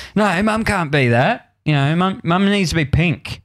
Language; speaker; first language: English; native; English